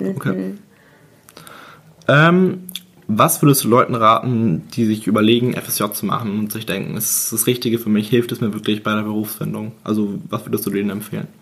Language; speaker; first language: German; native; German